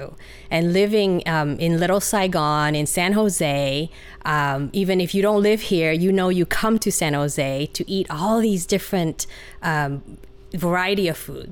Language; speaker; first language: English; early bilingual, other home language; Vietnamese